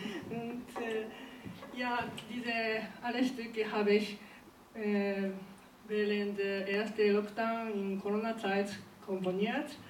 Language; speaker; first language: German; non-native, learner; Japanese